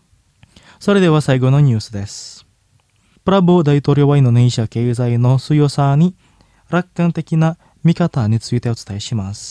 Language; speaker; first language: Japanese; non-native, fluent; Indonesian